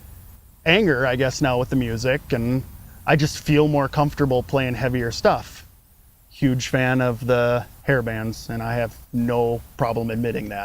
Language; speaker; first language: English; native; English